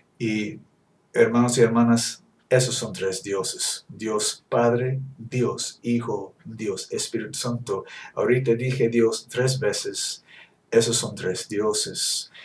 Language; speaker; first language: Spanish; non-native, learner; English